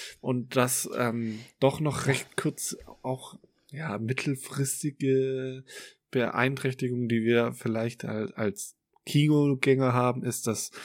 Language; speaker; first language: German; native; German